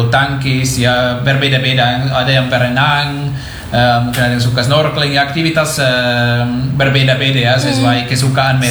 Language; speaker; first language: Indonesian; non-native, fluent; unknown